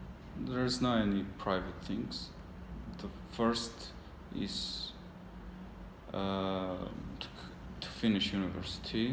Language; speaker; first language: English; non-native, learner; Armenian